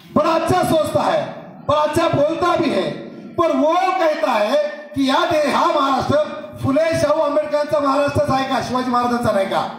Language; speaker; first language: Hindi; non-native, local second language; Marathi